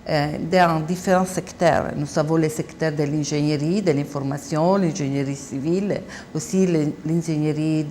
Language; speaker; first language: French; non-native, learner; Italian